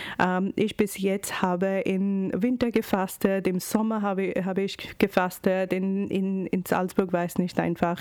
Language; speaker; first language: German; non-native, fluent; Urdu